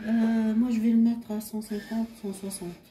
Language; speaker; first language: French; non-native, local second language; Arabic